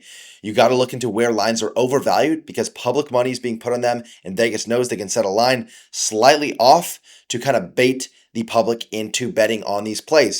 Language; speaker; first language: English; native; English